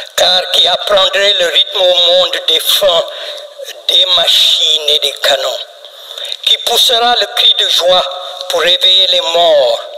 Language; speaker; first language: French; non-native, local second language; Wolof